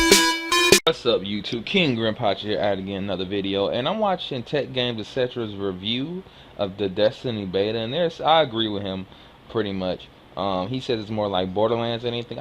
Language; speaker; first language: English; native; English